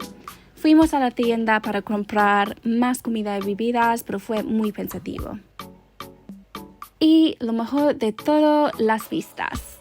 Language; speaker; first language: Spanish; non-native, learner; English